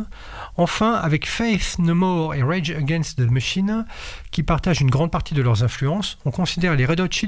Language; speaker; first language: French; native; French